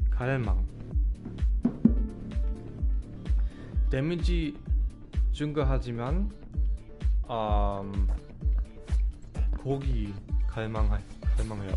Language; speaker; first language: Korean; non-native, fluent; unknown